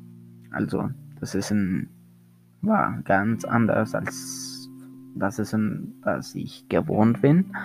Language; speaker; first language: German; non-native, learner; Spanish